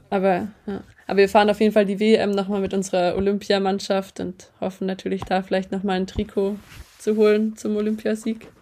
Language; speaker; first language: German; native; German